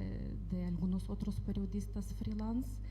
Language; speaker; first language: Spanish; non-native, fluent; Ukrainian